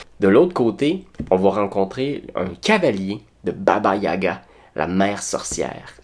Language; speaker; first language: French; native; French